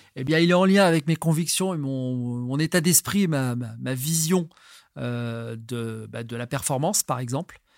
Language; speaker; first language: French; native; French